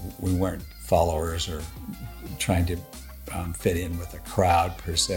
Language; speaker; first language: English; native; English